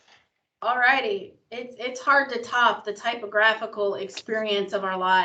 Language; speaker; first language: English; native; English